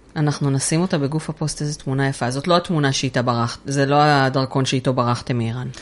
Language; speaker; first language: Hebrew; native; Hebrew